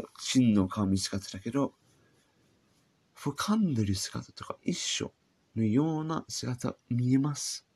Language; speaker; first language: Japanese; non-native, learner; English